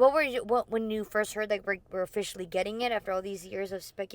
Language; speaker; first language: English; native; English